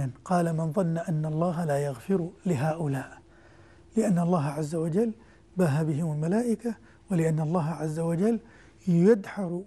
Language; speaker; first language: Arabic; native; Arabic